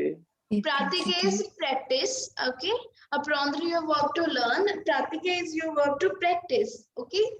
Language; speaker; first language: English; non-native, local second language; Hindi